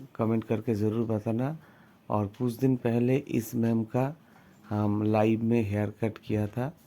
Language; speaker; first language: Hindi; non-native, local second language; Bangla